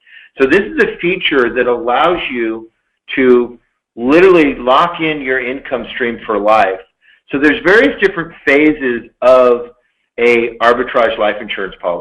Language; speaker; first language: English; native; English